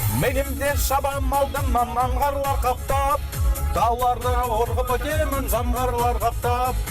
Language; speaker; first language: Kazakh; non-native, local second language; Russian